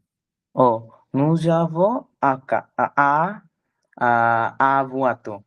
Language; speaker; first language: French; non-native, learner; Bangla